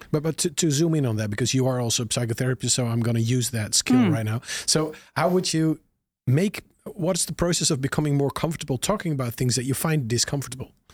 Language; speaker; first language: English; non-native, fluent; Dutch